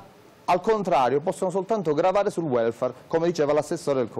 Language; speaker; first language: Italian; native; Italian